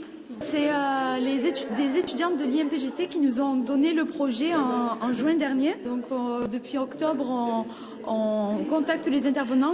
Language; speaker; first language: French; native; French